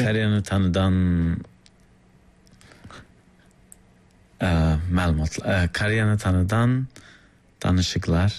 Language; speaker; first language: Korean; non-native, fluent; Azerbaijani